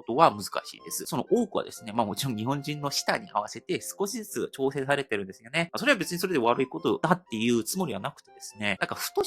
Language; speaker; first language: Japanese; non-native, fluent; Korean